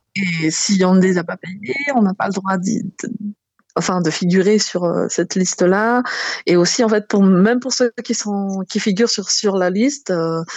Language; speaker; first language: French; non-native, local second language; Malagasy